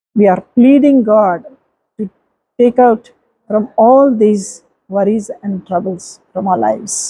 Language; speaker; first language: English; non-native, local second language; Telugu